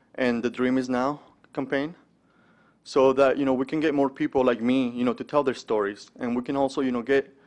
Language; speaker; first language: English; early bilingual, other home language; Spanish